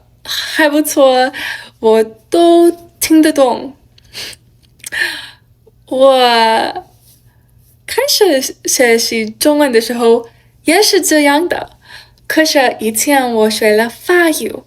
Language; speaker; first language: Chinese; non-native, learner; English